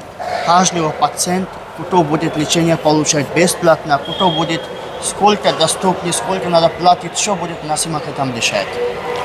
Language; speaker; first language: Russian; non-native, learner; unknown